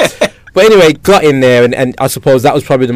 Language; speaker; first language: English; native; English